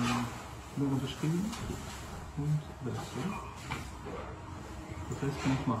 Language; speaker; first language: German; non-native, learner; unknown